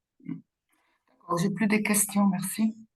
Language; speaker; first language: French; non-native, local second language; Dutch